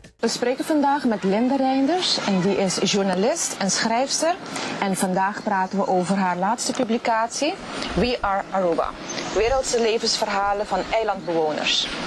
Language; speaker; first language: Dutch; non-native, local second language; Papiamento